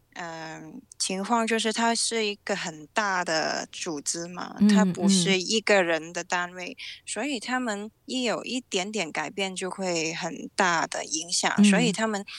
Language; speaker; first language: Chinese; non-native, local second language; Cantonese